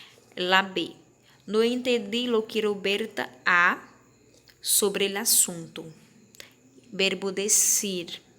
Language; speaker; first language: Spanish; non-native, fluent; Portuguese